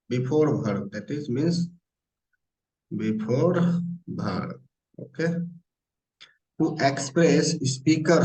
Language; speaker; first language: English; non-native, local second language; Hindi